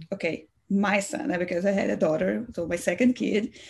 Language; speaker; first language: English; non-native, fluent; Portuguese